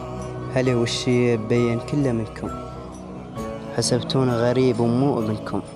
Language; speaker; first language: Arabic; native; Arabic